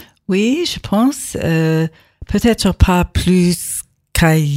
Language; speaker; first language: French; non-native, learner; English